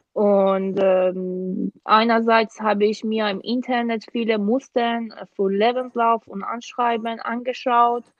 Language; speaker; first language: German; non-native, fluent; Persian